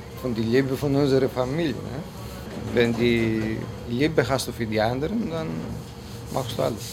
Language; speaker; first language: German; non-native, learner; Greek